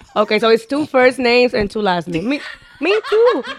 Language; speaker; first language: English; non-native, fluent; Spanish